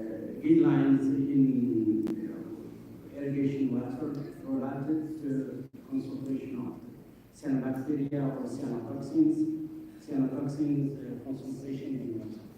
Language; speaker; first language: English; non-native, fluent; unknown